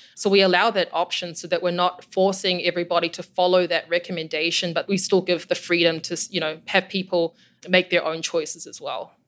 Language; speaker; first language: English; native; English